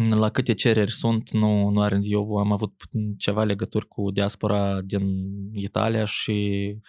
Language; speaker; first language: Romanian; native; Romanian